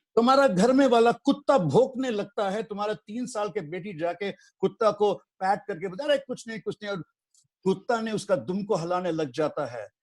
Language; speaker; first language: Hindi; non-native, local second language; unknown